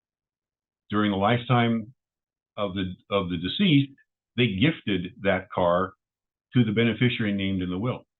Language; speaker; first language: English; native; English